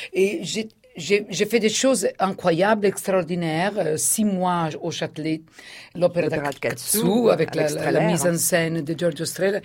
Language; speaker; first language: French; non-native, fluent; Italian